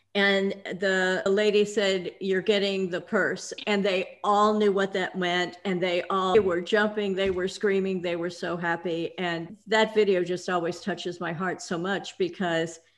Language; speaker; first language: English; native; English